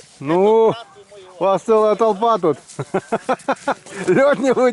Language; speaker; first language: Russian; native; Russian